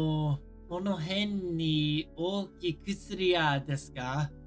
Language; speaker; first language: Japanese; non-native, learner; English